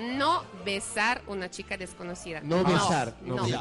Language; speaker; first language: Spanish; non-native, fluent; Russian